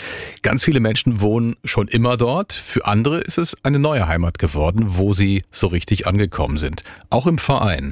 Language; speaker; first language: German; native; German